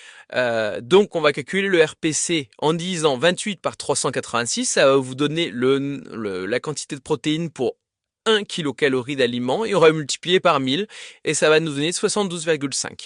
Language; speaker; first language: French; native; French